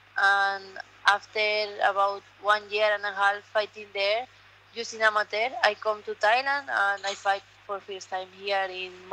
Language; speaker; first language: English; non-native, learner; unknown